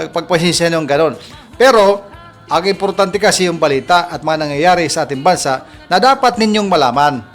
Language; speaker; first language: Filipino; non-native, local second language; Waray